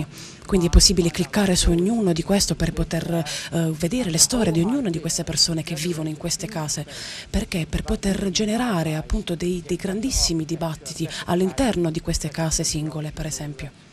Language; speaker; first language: Italian; native; Italian